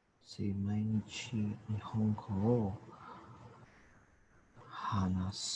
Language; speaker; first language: Japanese; non-native, learner; English